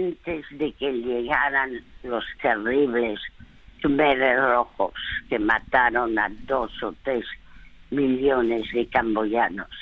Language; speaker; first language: Spanish; early bilingual, other home language; French